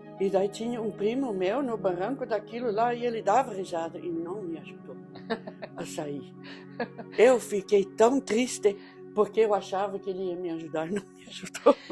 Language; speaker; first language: Portuguese; early bilingual, other home language; Dutch